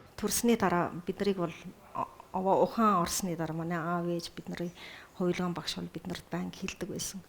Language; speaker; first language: Mongolian; early bilingual, heritage; Mongolian